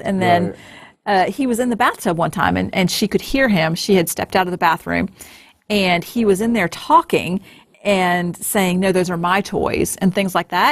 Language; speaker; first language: English; native; English